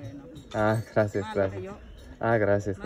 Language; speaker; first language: Spanish; non-native, learner; English